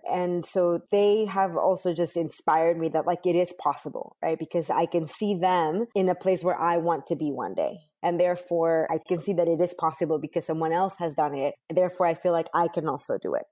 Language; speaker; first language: English; early bilingual, other home language; Spanish